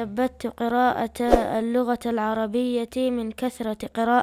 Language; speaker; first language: Arabic; early bilingual, other home language; Chechen